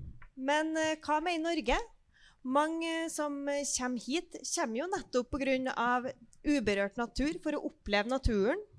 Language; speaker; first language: Norwegian; native; Norwegian